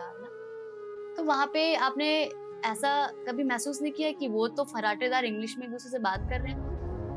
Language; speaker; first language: Hindi; native; Hindi